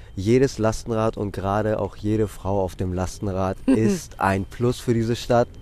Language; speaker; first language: German; non-native, fluent; Greek